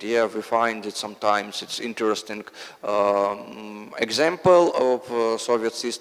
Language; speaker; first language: English; non-native, learner; Russian